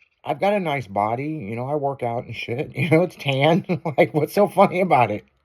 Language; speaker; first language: English; native; English